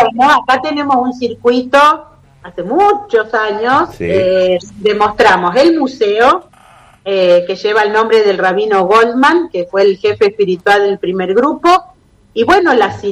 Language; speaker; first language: Spanish; native; Spanish